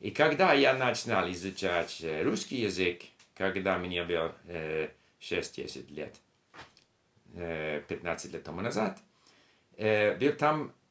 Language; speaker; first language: Russian; non-native, learner; English